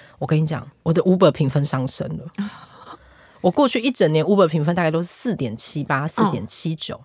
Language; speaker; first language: Chinese; native; Chinese